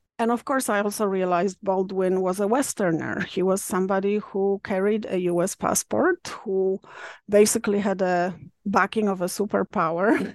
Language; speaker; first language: English; non-native, fluent; Polish